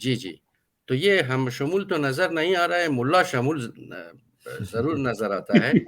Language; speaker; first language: Hindi; non-native, fluent; Persian